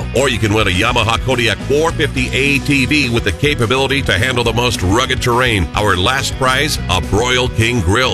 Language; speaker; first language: English; native; English